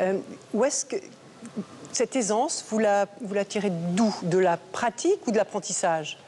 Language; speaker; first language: French; native; French